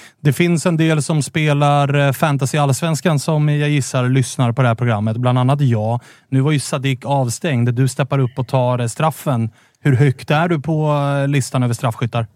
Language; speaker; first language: Swedish; native; Swedish